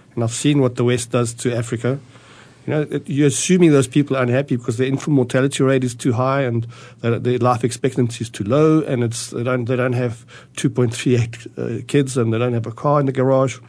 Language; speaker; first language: English; early bilingual, other home language; German